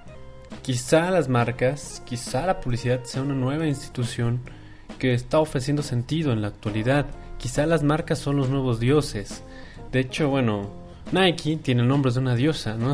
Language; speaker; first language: Spanish; native; Spanish